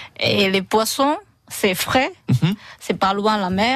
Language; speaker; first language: French; non-native, learner; Chinese